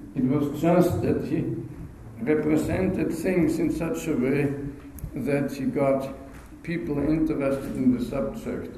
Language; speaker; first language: English; non-native, fluent; German